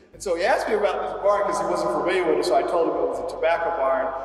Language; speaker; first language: English; native; English